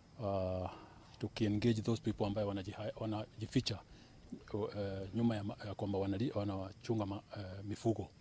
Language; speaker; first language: Swahili; non-native, local second language; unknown